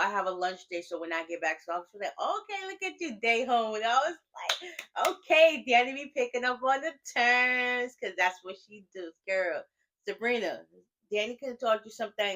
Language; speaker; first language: English; native; English